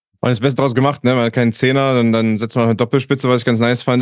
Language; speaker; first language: German; native; German